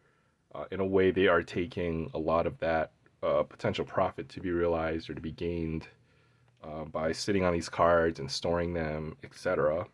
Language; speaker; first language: English; native; English